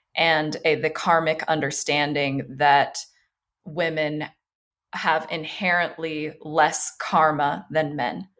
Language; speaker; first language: English; early bilingual, other home language; Chinese